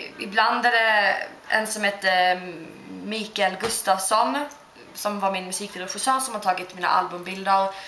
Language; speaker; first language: Swedish; early bilingual, other home language; Turkish